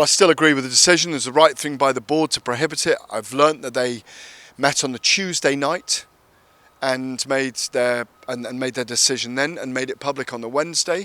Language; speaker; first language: English; native; English